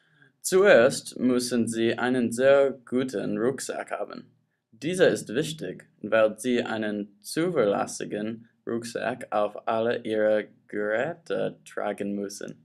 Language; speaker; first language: German; non-native, learner; English